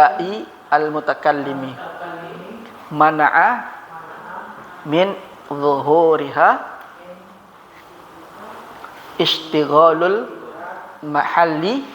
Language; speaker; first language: Arabic; non-native, fluent; Indonesian